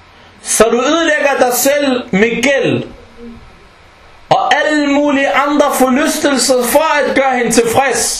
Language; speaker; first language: Danish; early bilingual, other home language; Arabic